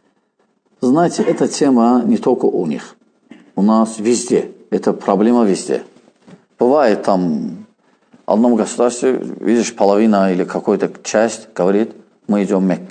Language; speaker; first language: Russian; non-native, fluent; Azerbaijani